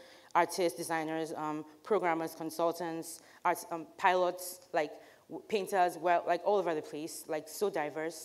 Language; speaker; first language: English; non-native, local second language; Igbo